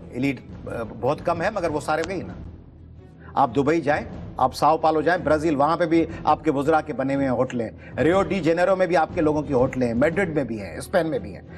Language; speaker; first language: Urdu; non-native, local second language; Sindhi